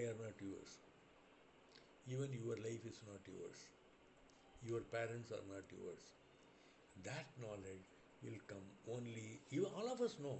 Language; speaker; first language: English; non-native, local second language; Tamil